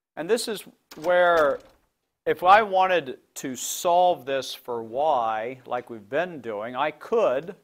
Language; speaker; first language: English; native; English